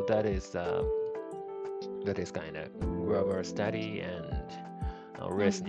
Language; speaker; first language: English; non-native, learner; Japanese